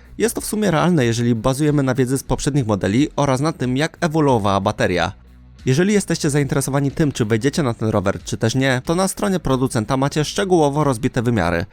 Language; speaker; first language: Polish; native; Polish